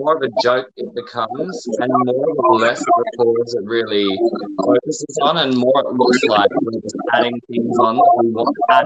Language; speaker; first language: English; native; English